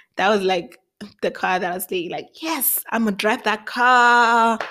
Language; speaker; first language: English; non-native, local second language; Venda